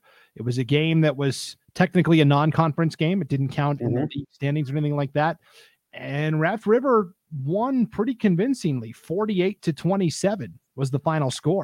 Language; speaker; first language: English; native; English